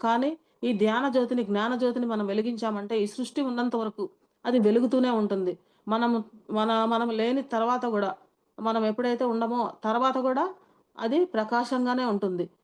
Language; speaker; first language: Telugu; native; Telugu